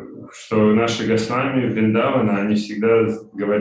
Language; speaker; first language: Russian; native; Russian